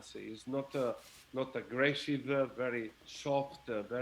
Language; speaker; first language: English; non-native, learner; Italian